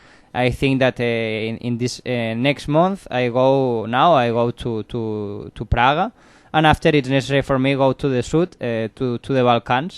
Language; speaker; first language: English; non-native, learner; Spanish